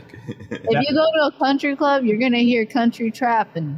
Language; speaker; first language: English; native; English